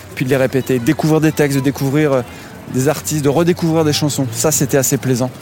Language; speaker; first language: French; native; French